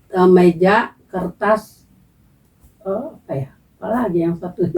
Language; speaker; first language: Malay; non-native, local second language; Sundanese